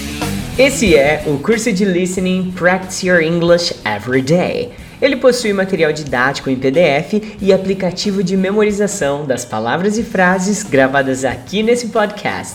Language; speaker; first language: Portuguese; native; Portuguese